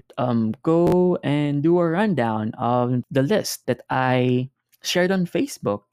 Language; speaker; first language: English; non-native, local second language; Filipino